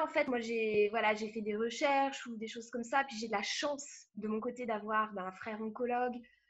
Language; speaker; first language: French; native; French